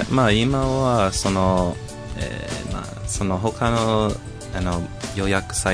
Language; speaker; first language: Japanese; non-native, fluent; English